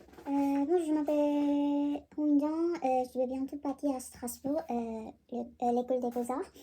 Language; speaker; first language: French; non-native, learner; Korean